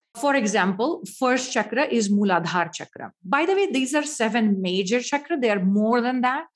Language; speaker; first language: English; non-native, local second language; Marathi